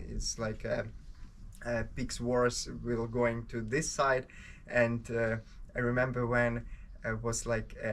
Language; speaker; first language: English; non-native, learner; Ukrainian